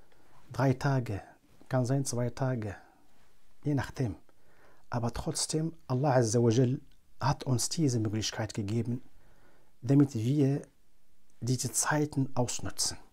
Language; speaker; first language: German; non-native, fluent; Arabic